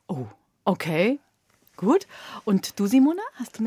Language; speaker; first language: German; native; German